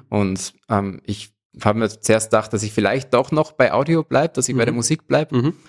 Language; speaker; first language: German; native; German